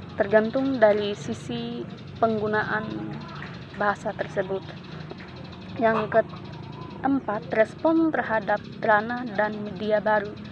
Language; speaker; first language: Indonesian; non-native, local second language; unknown